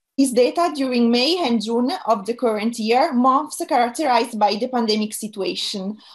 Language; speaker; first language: English; non-native, fluent; Italian